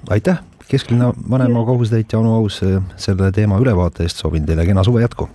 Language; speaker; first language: Estonian; native; Estonian